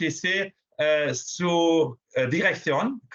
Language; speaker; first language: Spanish; non-native, fluent; German